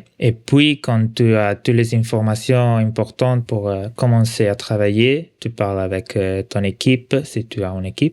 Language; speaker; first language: French; non-native, local second language; Italian